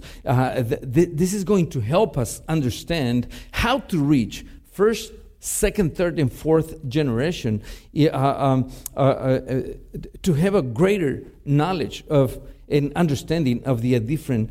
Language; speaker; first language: English; non-native, fluent; Spanish